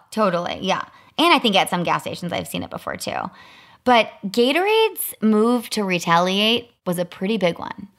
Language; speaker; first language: English; native; English